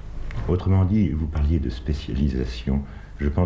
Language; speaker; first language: French; native; French